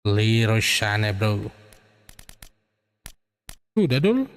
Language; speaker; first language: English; non-native, learner; Indonesian